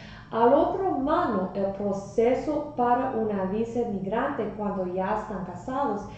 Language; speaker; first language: Spanish; non-native, fluent; English